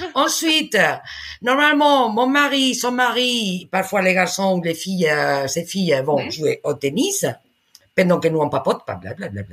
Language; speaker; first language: French; non-native, fluent; Spanish